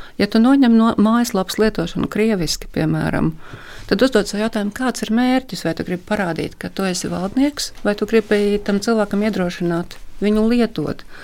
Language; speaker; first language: Latvian; native; Latvian